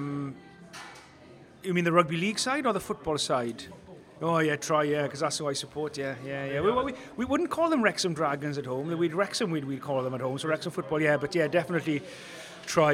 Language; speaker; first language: English; non-native, local second language; Welsh